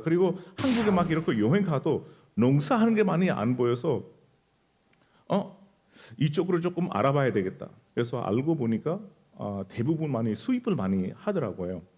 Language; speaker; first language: Korean; non-native, fluent; Hindi